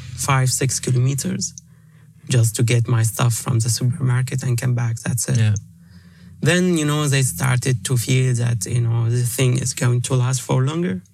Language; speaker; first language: English; non-native, fluent; Arabic